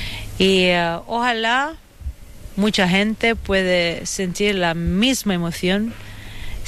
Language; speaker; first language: Spanish; non-native, fluent; Italian